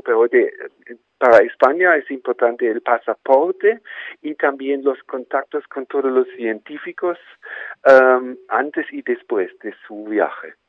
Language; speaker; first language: Spanish; non-native, fluent; German